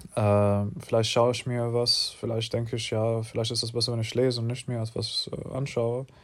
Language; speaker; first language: German; non-native, learner; English